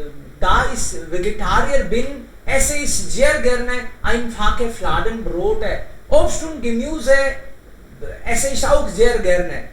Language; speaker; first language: German; non-native, fluent; Hindi